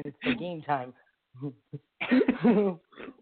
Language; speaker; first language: English; native; English